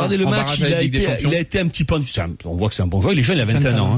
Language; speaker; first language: French; native; French